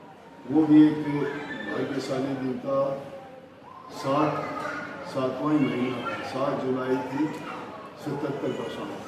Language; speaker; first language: Hindi; native; Hindi